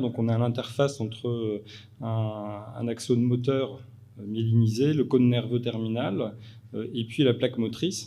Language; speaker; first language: French; native; French